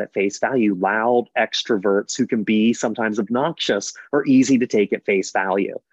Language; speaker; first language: English; native; English